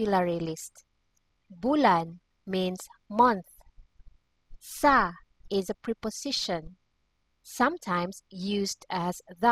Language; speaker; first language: English; non-native, local second language; Cebuano